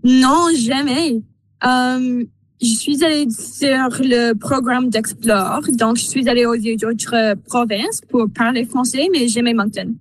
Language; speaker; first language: French; non-native, local second language; English